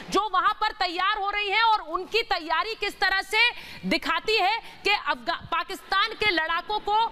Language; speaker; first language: Hindi; native; Hindi